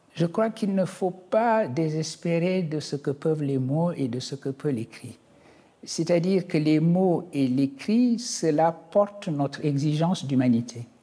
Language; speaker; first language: French; non-native, local second language; Wolof